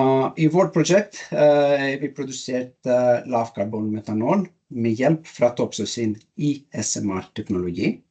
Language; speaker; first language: Norwegian; non-native, learner; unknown